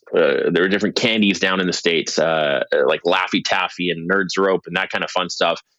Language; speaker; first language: English; native; English